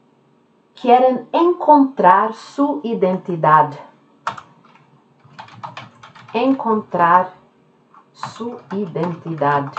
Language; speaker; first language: Spanish; non-native, fluent; Norwegian